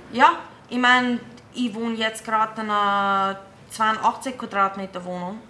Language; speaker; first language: German; non-native, fluent; English